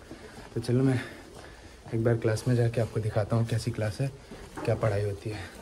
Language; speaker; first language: Hindi; native; Hindi